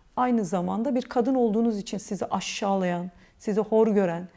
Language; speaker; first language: Turkish; native; Turkish